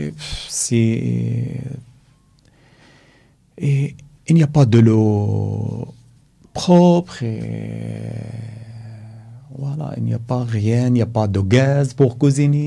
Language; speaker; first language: French; non-native, learner; Arabic